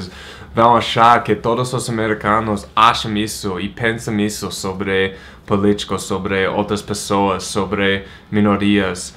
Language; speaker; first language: Portuguese; non-native, fluent; English